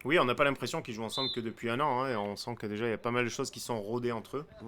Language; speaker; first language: French; native; French